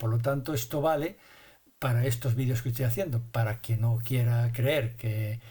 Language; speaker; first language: Spanish; native; Spanish